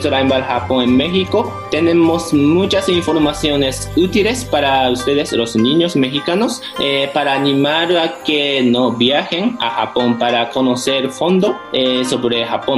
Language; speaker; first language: Spanish; non-native, fluent; Japanese